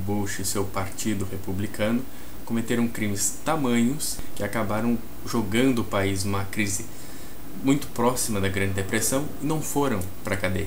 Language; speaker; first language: Portuguese; native; Portuguese